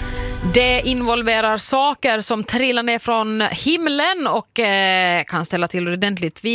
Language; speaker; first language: Swedish; native; Swedish